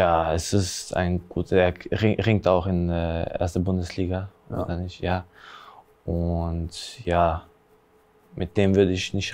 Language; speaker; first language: German; early bilingual, other home language; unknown